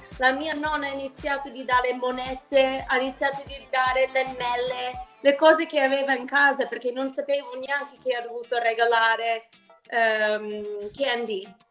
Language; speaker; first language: Italian; non-native, fluent; English